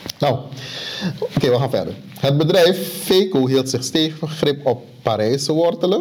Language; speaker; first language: Dutch; native; Dutch